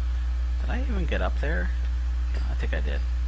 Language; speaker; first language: English; native; English